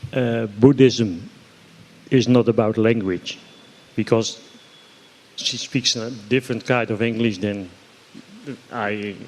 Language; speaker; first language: English; non-native, fluent; Dutch